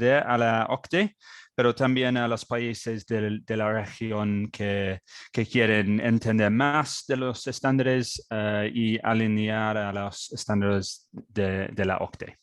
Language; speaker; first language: Spanish; non-native, learner; English